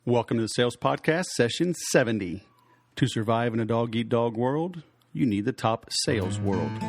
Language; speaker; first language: English; native; English